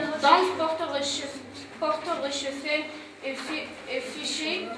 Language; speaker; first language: French; non-native, learner; Arabic